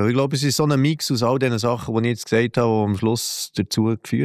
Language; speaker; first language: German; native; German